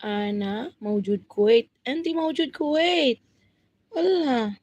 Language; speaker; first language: Arabic; non-native, learner; Hiligaynon